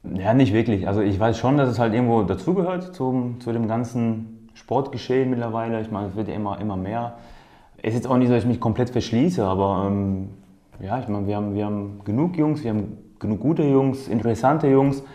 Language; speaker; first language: German; early bilingual, other home language; Polish